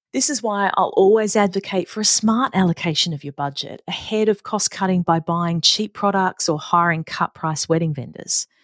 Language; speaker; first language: English; native; English